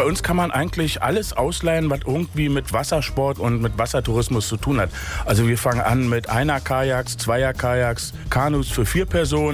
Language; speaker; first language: German; native; German